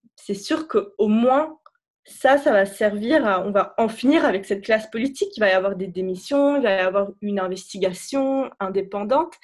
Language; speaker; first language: French; native; French